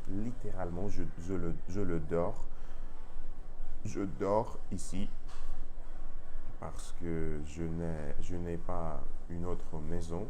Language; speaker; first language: French; non-native, learner; Russian